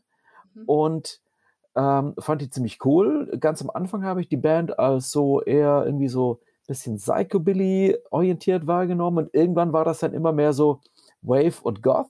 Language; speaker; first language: German; native; German